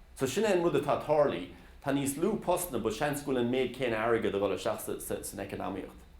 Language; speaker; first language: Irish; native; Irish